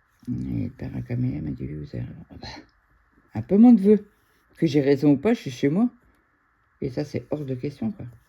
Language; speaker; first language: French; native; French